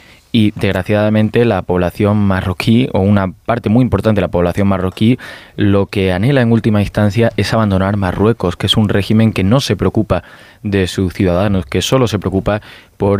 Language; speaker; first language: Spanish; native; Spanish